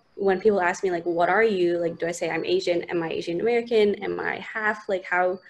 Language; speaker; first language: English; native; English